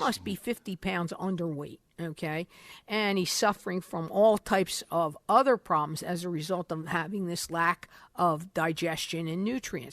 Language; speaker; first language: English; native; English